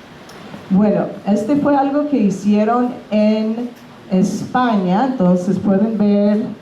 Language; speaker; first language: Spanish; non-native, fluent; English